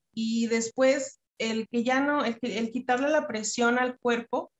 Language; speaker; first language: Spanish; native; Spanish